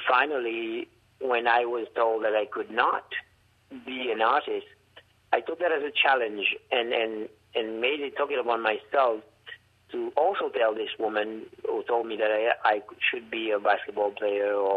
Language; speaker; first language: English; non-native, fluent; Haitian Creole